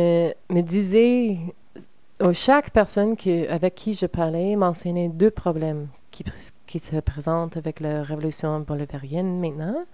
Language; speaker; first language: French; non-native, learner; English